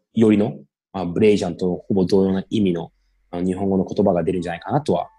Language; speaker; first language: Japanese; early bilingual, heritage; English